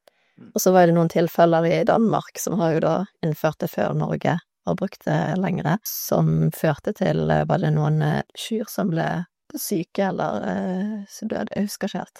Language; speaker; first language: Norwegian; native; Norwegian